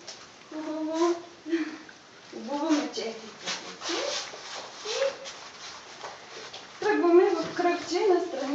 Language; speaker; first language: Bulgarian; native; Bulgarian